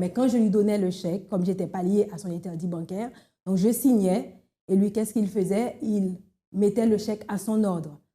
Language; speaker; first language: French; non-native, local second language; Haitian Creole